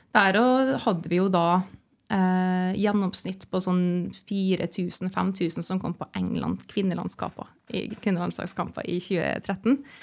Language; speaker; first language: Norwegian; native; Norwegian